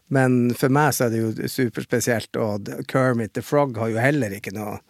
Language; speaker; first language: Norwegian; native; Norwegian